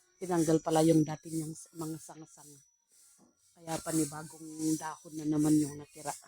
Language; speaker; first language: Filipino; non-native, local second language; Iloko